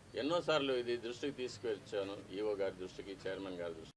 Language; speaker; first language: Telugu; native; Telugu